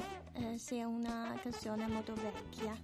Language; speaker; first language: Italian; non-native, learner; Chinese